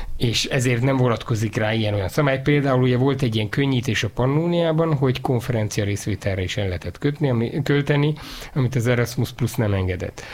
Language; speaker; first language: Hungarian; native; Hungarian